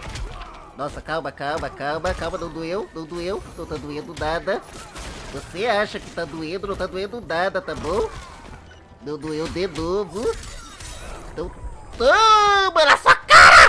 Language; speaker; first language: Portuguese; native; Portuguese